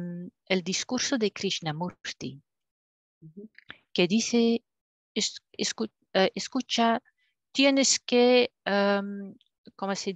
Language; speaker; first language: Spanish; non-native, fluent; French